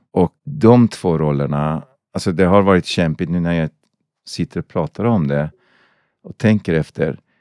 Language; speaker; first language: Swedish; non-native, fluent; Persian